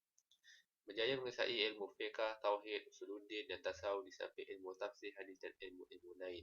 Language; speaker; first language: Malay; native; Malay